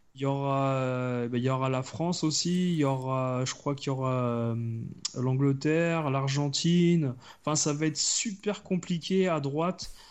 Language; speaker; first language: French; native; French